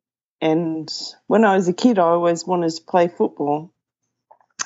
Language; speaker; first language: English; native; English